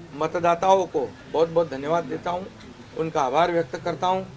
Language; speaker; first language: Hindi; non-native, local second language; Marathi